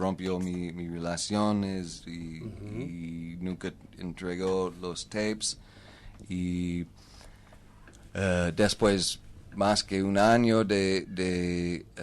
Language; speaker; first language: Spanish; non-native, learner; English